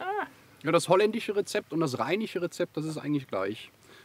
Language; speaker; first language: German; native; German